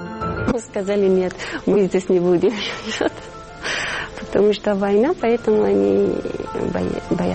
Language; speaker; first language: Russian; non-native, learner; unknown